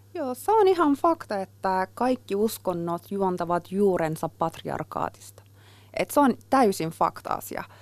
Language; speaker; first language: Finnish; non-native, fluent; Persian